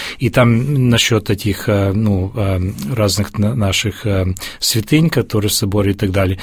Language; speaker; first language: Russian; early bilingual, heritage; Russian